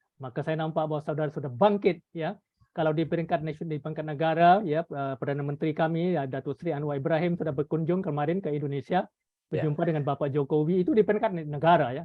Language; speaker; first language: Malay; native; Malay